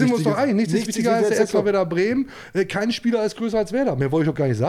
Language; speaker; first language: German; native; German